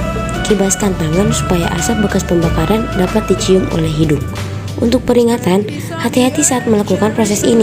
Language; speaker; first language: Indonesian; native; Indonesian